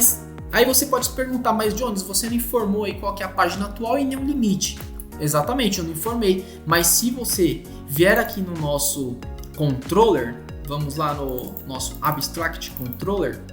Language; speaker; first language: Portuguese; native; Portuguese